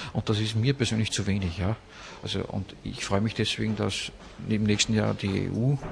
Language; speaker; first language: German; native; German